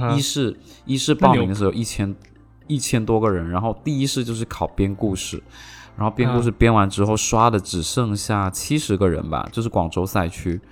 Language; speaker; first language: Chinese; non-native, local second language; Cantonese